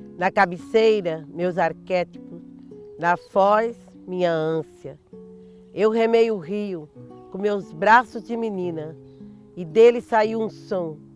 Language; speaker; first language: Portuguese; native; Portuguese